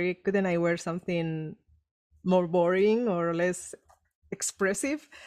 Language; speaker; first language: English; non-native, fluent; Spanish